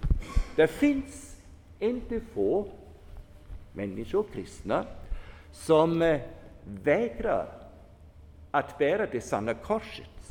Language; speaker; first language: Swedish; non-native, fluent; German